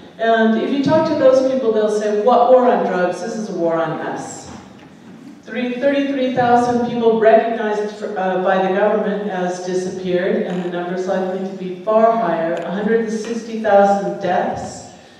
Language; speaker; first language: English; native; English